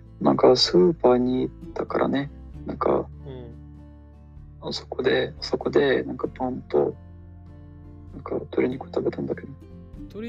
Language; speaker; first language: Japanese; non-native, learner; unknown